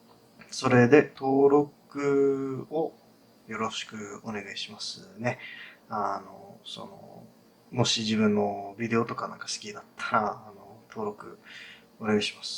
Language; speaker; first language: Japanese; non-native, fluent; English